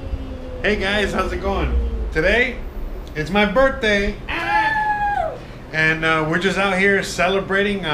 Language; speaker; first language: English; native; English